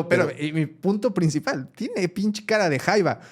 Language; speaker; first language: Spanish; native; Spanish